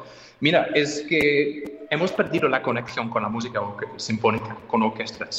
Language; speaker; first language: Spanish; non-native, fluent; English